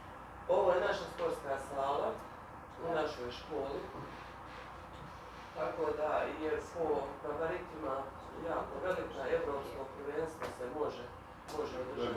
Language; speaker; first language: Bosnian; native; Bosnian